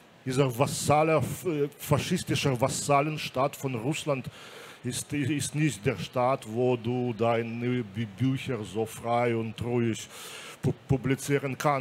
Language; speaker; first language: German; non-native, fluent; Belarusian